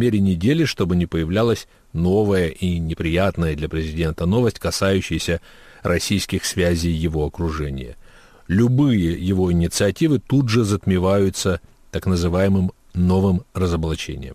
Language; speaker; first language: Russian; native; Russian